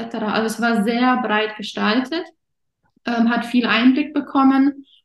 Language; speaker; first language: German; early bilingual, other home language; Russian